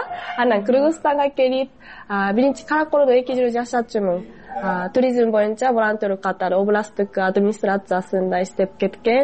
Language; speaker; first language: Kyrgyz; non-native, fluent; Japanese